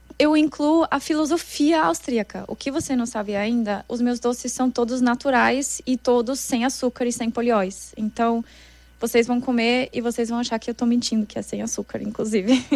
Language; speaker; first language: Portuguese; non-native, fluent; German